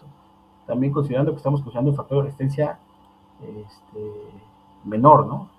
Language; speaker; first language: Spanish; native; Spanish